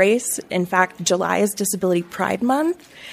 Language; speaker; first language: English; native; English